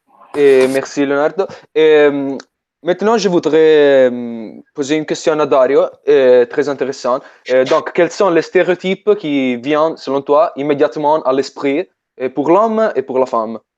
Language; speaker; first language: French; non-native, fluent; Italian